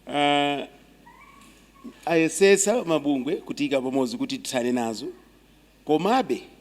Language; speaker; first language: Nyanja; non-native, local second language; Tumbuka